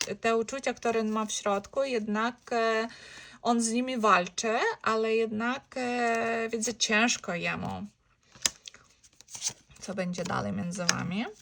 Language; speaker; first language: Polish; non-native, learner; Ukrainian